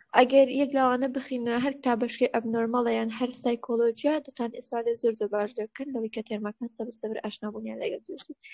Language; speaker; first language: Central Kurdish; non-native, local second language; Kurdish